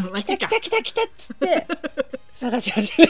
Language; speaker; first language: Japanese; native; Japanese